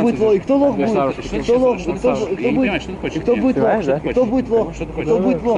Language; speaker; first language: Russian; native; Russian